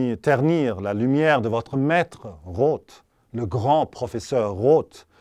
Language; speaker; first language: French; non-native, fluent; German